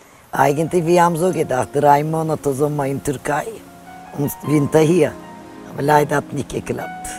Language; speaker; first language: German; non-native, fluent; Turkish